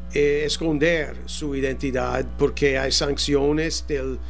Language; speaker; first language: Spanish; non-native, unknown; English